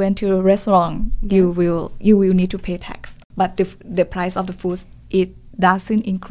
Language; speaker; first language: English; non-native, learner; Thai